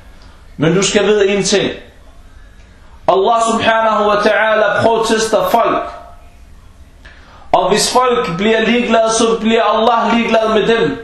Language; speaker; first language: Danish; non-native, local second language; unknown